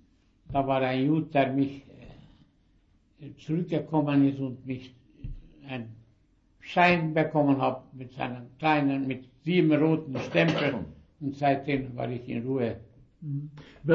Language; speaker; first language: German; early bilingual, heritage; German